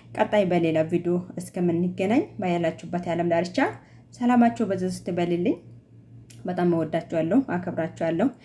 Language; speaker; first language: Amharic; native; Amharic